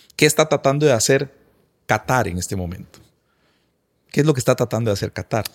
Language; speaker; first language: Spanish; native; Spanish